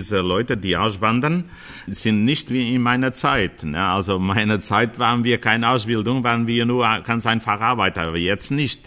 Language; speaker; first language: German; non-native, fluent; Portuguese